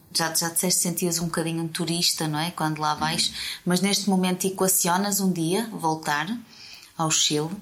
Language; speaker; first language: Portuguese; native; Portuguese